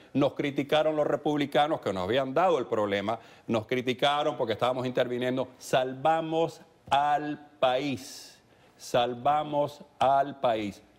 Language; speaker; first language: Spanish; early bilingual, heritage; Spanish